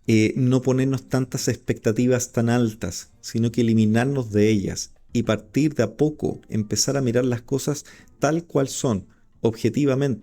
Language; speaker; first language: Spanish; native; Spanish